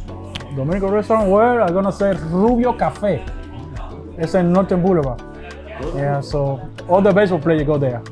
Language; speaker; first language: English; non-native, fluent; Spanish